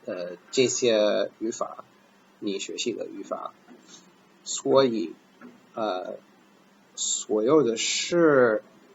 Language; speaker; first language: Chinese; non-native, fluent; English